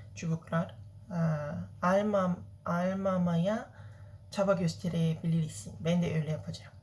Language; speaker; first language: Turkish; non-native, learner; Korean